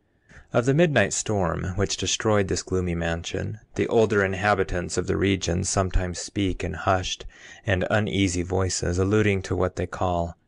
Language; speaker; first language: English; native; English